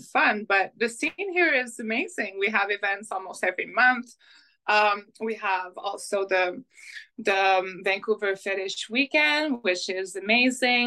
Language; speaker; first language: English; non-native, fluent; French